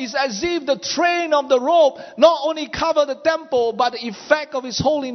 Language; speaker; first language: English; non-native, local second language; Chinese